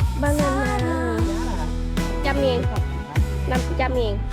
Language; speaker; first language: Korean; non-native, learner; Vietnamese